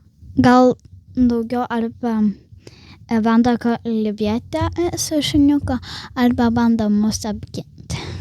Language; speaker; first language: Lithuanian; early bilingual, heritage; Lithuanian